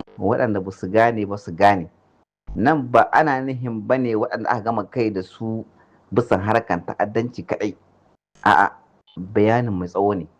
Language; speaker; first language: Hausa; native; Hausa